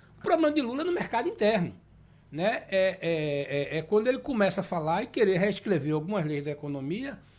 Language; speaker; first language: Portuguese; native; Portuguese